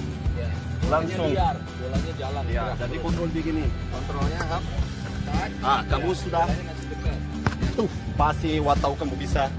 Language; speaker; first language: Indonesian; non-native, fluent; Portuguese